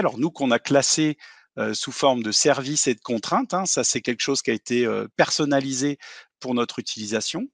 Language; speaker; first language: French; native; French